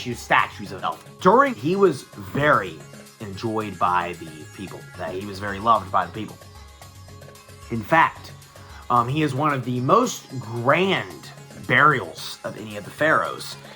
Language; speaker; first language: English; native; English